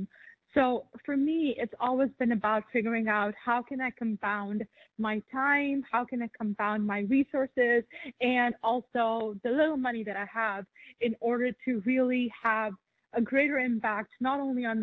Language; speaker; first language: English; non-native, local second language; Urdu